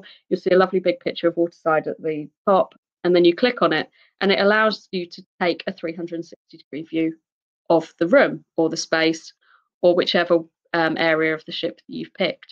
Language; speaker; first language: English; native; English